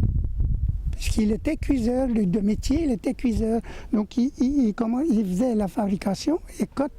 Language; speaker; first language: French; native; French